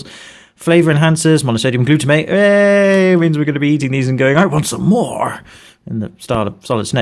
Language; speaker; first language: English; native; English